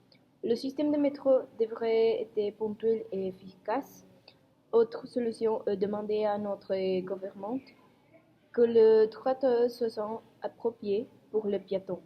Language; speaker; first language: French; non-native, learner; Spanish